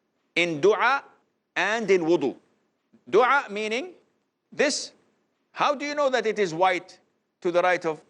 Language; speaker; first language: English; non-native, fluent; Arabic